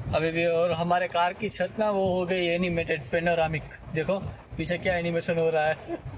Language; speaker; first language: Hindi; non-native, local second language; Gujarati